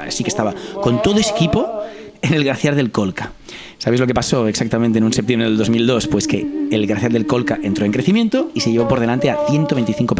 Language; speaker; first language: Spanish; non-native, local second language; Catalan